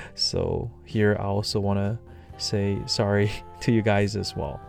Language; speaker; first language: English; non-native, fluent; Chinese